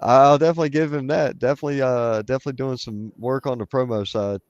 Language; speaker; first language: English; native; English